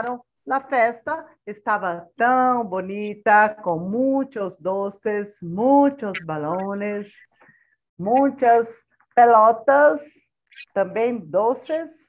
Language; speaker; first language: Spanish; non-native, learner; Portuguese